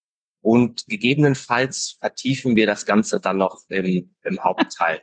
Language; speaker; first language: German; native; German